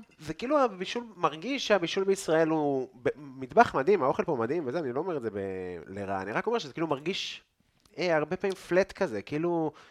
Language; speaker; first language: Hebrew; native; Hebrew